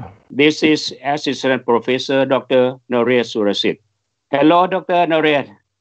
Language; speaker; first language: English; non-native, fluent; Thai